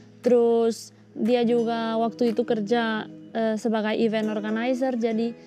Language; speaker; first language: Indonesian; non-native, fluent; Spanish